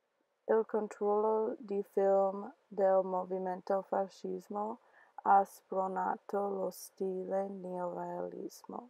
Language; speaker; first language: Italian; non-native, learner; English